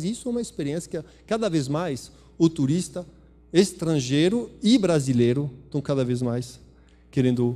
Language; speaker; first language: Portuguese; non-native, fluent; French